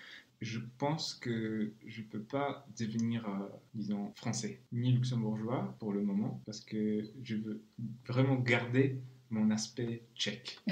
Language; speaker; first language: French; non-native, fluent; Czech